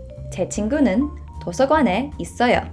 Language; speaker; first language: Korean; non-native, fluent; English